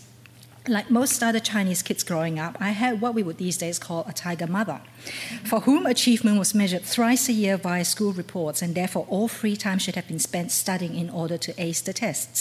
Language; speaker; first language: English; non-native, local second language; Cantonese